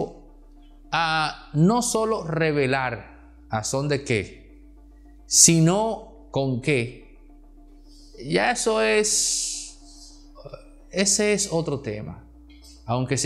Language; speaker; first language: Spanish; native; Spanish